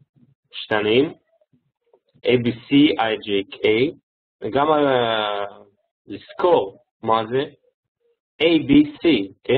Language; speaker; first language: Hebrew; non-native, fluent; Russian